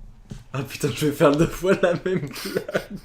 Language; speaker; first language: French; native; French